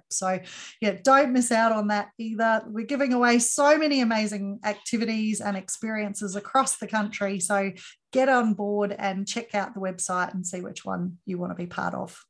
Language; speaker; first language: English; native; English